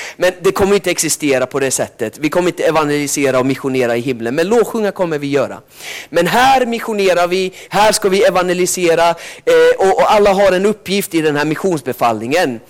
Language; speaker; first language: Swedish; early bilingual, other home language; Finnish